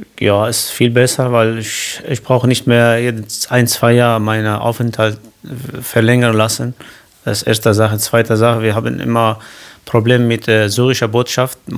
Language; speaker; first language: German; non-native, learner; Kurdish